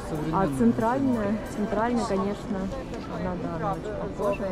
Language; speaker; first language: Russian; native; Russian